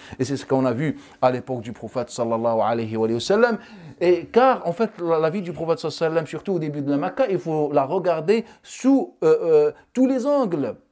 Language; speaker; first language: French; non-native, local second language; Wolof